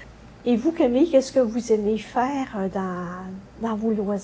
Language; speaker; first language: French; native; French